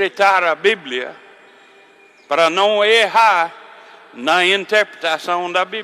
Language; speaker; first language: Portuguese; non-native, fluent; English